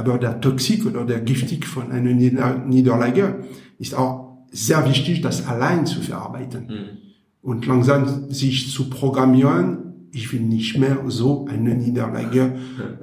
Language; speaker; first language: German; non-native, learner; French